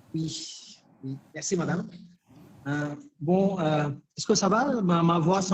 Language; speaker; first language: French; non-native, fluent; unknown